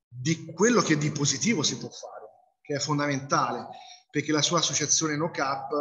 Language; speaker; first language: Italian; native; Italian